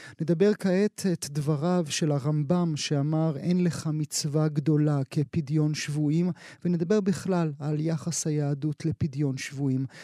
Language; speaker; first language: Hebrew; native; Hebrew